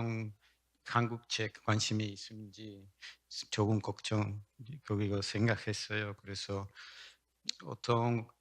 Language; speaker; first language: Korean; non-native, learner; Spanish